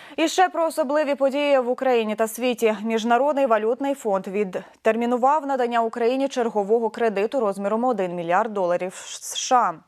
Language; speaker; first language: Ukrainian; native; Ukrainian